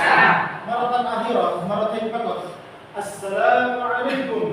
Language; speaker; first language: Arabic; non-native, fluent; Indonesian